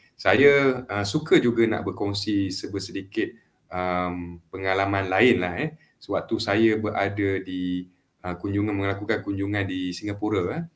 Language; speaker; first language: Malay; native; Malay